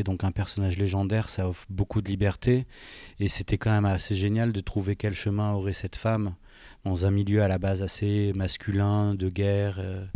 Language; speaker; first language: French; native; French